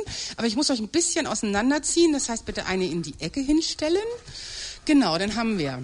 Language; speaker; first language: German; native; German